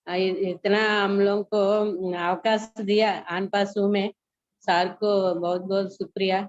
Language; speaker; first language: Hindi; non-native, local second language; Telugu